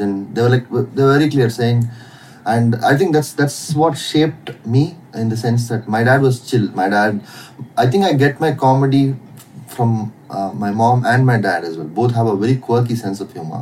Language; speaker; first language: English; non-native, local second language; Tamil